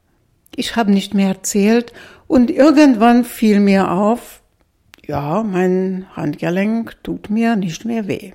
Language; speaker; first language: German; non-native, fluent; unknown